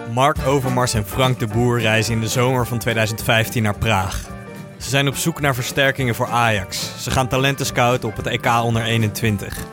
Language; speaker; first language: Dutch; native; Dutch